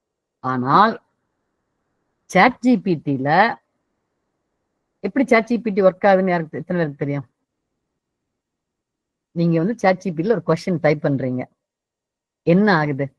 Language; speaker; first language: Tamil; native; Tamil